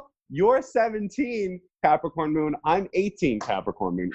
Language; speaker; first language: English; native; English